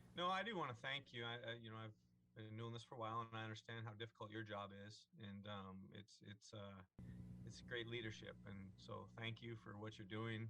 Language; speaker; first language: English; native; English